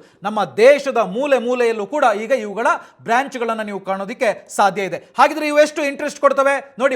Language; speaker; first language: Kannada; native; Kannada